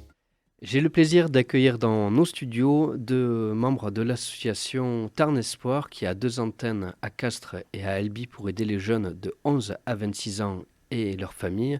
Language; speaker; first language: French; native; French